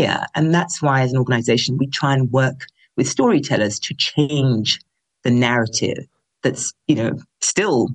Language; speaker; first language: English; non-native, local second language; Yoruba